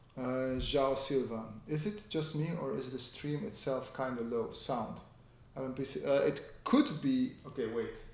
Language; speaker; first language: English; non-native, fluent; Romanian